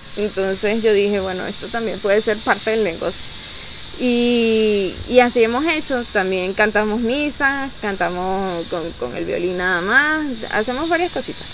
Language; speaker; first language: Spanish; native; Spanish